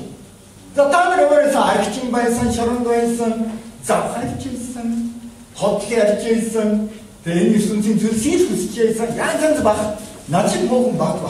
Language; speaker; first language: Mongolian; non-native, fluent; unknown